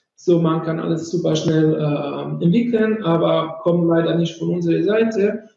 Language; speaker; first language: German; non-native, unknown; Italian